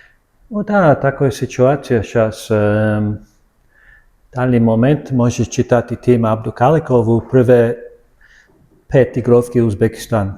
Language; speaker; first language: Russian; non-native, learner; Serbian